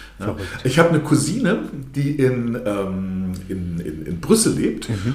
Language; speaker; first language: German; early bilingual, other home language; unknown